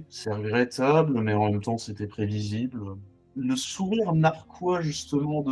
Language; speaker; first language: French; native; French